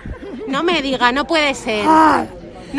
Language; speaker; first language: Spanish; native; Spanish